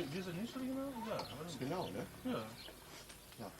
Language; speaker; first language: German; non-native, learner; Russian